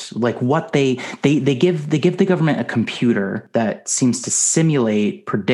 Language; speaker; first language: English; native; English